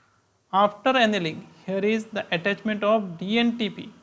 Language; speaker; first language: English; non-native, local second language; Hindi